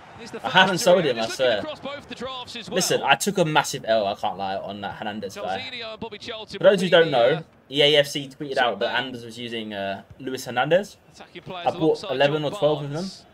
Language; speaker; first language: English; native; English